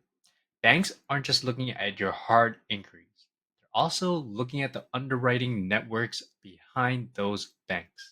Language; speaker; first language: English; native; English